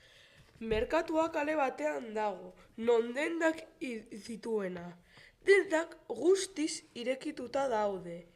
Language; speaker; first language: Basque; non-native, local second language; Spanish